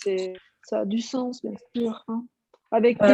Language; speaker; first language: French; native; French